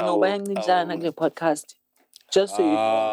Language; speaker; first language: English; non-native, local second language; Zulu